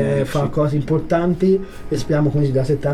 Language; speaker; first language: Italian; native; Italian